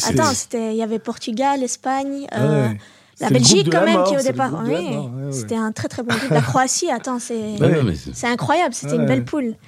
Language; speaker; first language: French; native; French